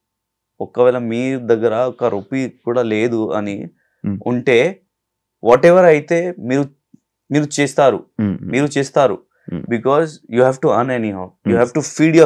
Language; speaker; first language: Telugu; non-native, local second language; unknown